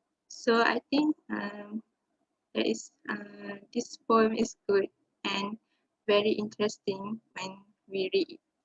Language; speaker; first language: English; non-native, local second language; Malay